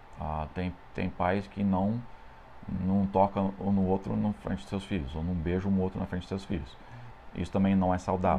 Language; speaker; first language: Portuguese; non-native, fluent; English